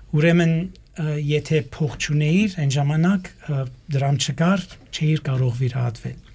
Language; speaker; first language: Armenian; early bilingual, heritage; Armenian